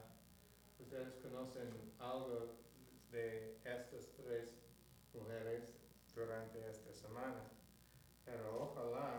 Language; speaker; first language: Spanish; non-native, learner; English